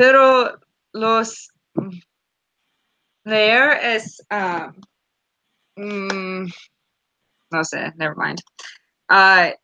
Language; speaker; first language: Spanish; non-native, learner; English